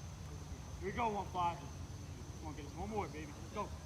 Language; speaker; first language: English; native; English